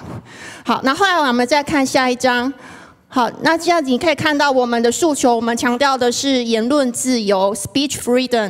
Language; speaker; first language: Chinese; native; Chinese